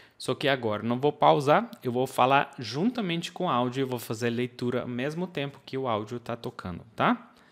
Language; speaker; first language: Portuguese; non-native, fluent; English